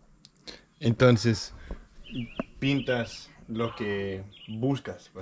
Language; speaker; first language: Spanish; non-native, learner; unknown